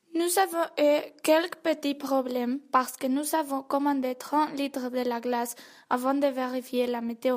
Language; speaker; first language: French; non-native, learner; Spanish